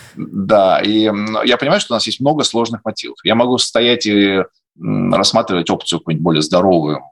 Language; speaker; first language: Russian; native; Russian